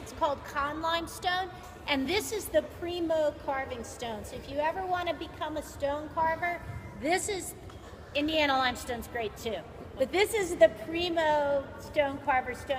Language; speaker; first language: English; native; English